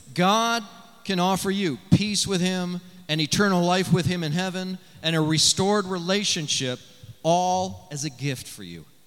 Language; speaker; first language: English; native; English